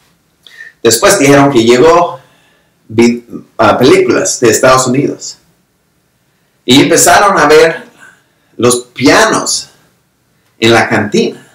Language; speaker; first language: Spanish; non-native, fluent; English